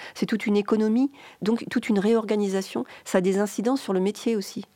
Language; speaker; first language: French; native; French